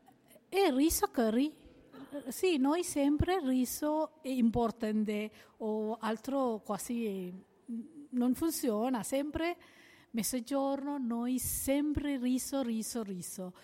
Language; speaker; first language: Italian; non-native, learner; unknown